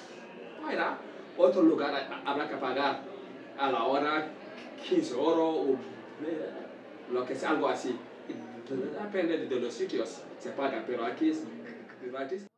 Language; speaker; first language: Spanish; non-native, learner; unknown